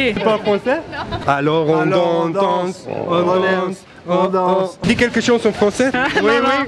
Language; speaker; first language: French; non-native, learner; Spanish